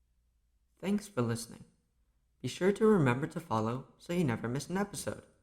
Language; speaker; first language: English; native; English